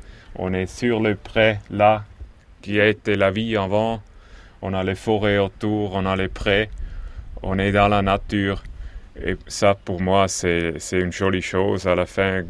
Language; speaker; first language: French; non-native, local second language; German